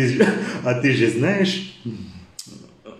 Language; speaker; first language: Russian; non-native, learner; French